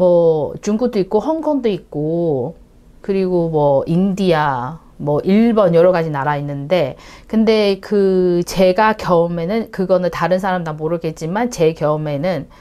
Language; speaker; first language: Korean; non-native, learner; Chinese